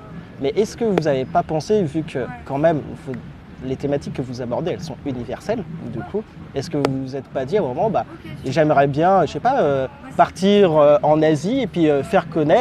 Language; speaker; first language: French; native; French